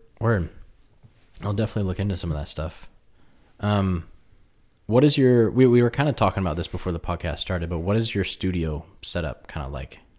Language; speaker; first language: English; native; English